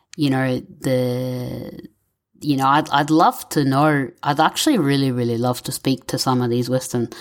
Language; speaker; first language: English; native; English